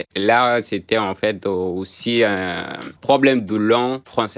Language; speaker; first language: French; non-native, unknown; Arabic